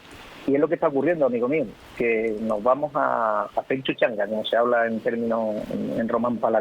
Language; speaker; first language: Spanish; native; Spanish